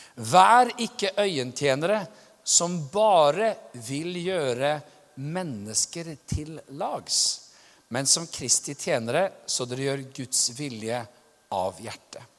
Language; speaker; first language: Norwegian; native; Norwegian